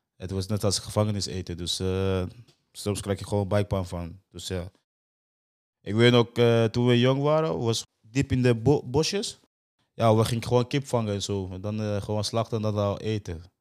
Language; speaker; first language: Dutch; non-native, fluent; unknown